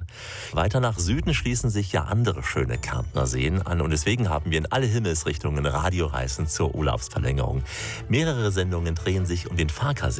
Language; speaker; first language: German; native; German